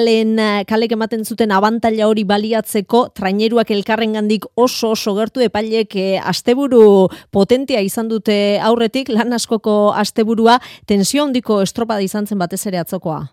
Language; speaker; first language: Basque; native; Basque